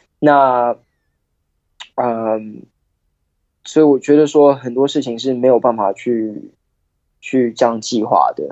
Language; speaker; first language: Chinese; early bilingual, heritage; Chinese